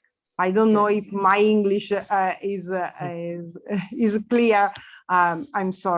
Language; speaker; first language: English; non-native, learner; Italian